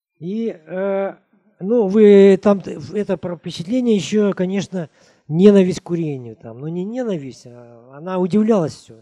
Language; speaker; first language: Russian; native; Russian